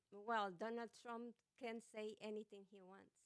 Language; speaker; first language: English; non-native, learner; Spanish